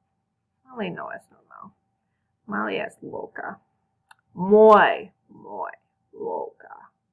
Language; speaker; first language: Spanish; non-native, fluent; English